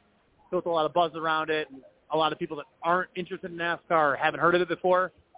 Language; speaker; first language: English; native; English